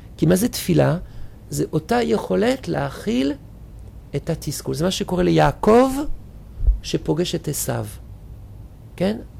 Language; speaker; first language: Hebrew; non-native, fluent; French